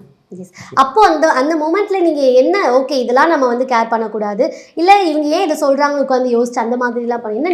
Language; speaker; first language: Tamil; native; Tamil